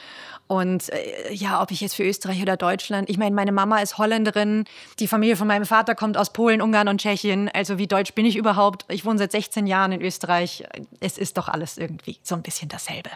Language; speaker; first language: German; native; German